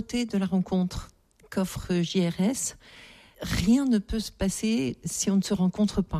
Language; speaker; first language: French; native; French